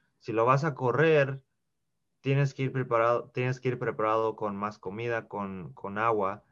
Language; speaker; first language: Spanish; early bilingual, heritage; Spanish